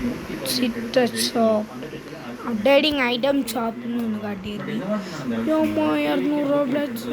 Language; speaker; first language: Tamil; native; Tamil